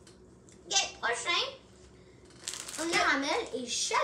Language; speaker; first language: French; non-native, local second language; English